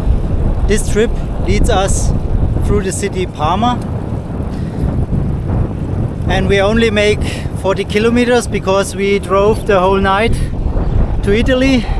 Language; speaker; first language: English; non-native, learner; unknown